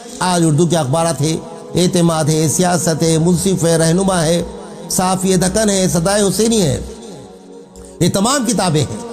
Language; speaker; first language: Urdu; native; Urdu